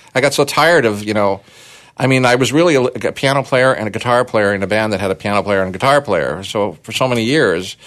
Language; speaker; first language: English; native; English